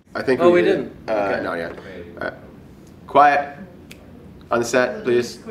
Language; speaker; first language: English; native; English